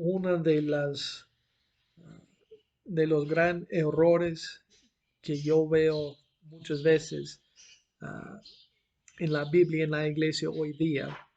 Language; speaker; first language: Spanish; non-native, fluent; English